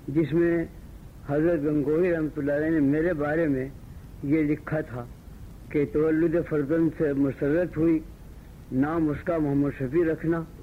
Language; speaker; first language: Urdu; native; Urdu